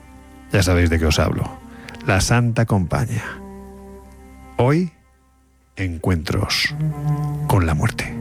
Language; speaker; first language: Spanish; native; Spanish